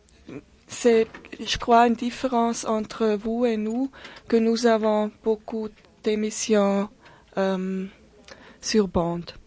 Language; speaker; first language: French; non-native, local second language; German